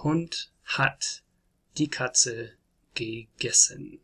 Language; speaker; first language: German; non-native, learner; English